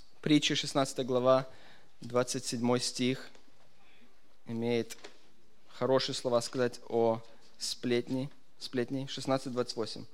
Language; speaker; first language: Russian; early bilingual, heritage; Russian